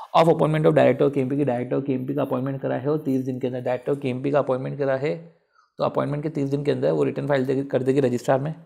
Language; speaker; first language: Hindi; native; Hindi